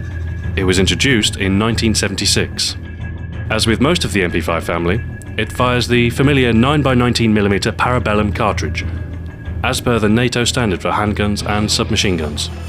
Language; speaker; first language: English; native; English